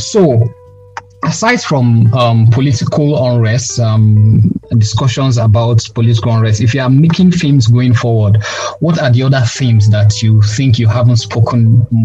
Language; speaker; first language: English; non-native, local second language; Yoruba